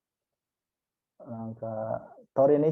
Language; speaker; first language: Japanese; non-native, learner; Indonesian